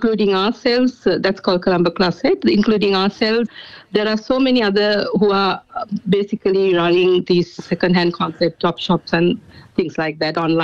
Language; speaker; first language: English; non-native, local second language; Sinhala